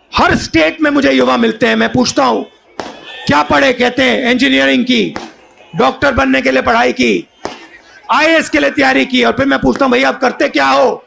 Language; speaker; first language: Hindi; native; Hindi